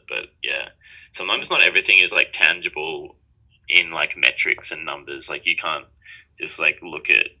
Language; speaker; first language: English; native; English